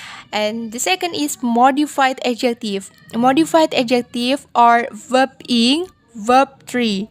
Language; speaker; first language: English; non-native, learner; Indonesian